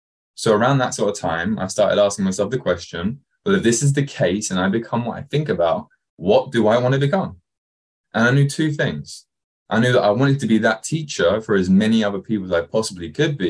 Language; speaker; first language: English; native; English